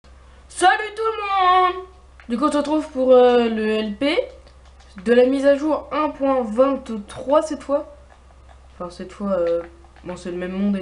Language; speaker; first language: French; native; French